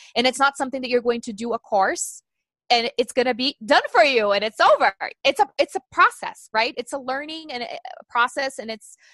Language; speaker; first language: English; non-native, fluent; Portuguese